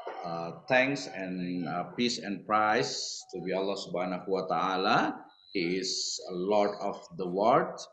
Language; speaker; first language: English; non-native, learner; Indonesian